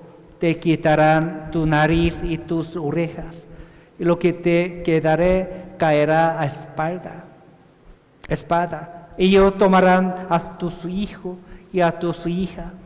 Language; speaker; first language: Spanish; non-native, fluent; Korean